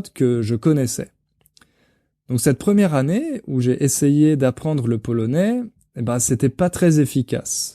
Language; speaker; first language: French; native; French